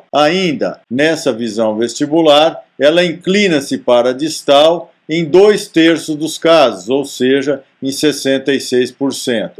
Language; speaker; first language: Portuguese; native; Portuguese